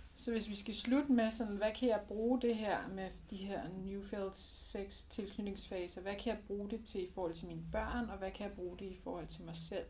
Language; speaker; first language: Danish; native; Danish